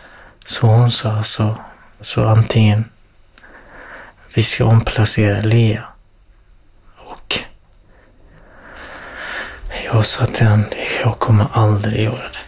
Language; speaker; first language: Swedish; non-native, learner; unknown